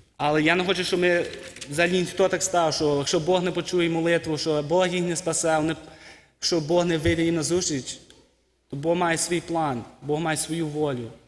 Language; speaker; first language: Ukrainian; early bilingual, heritage; Ukrainian